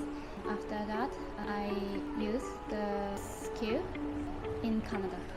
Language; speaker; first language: English; non-native, learner; Japanese